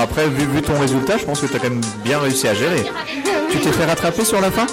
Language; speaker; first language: French; native; French